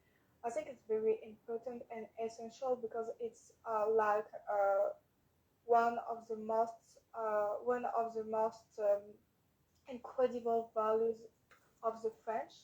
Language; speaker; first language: English; non-native, learner; French